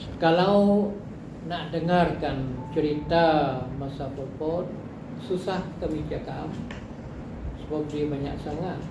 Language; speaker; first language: Malay; non-native, fluent; Eastern Cham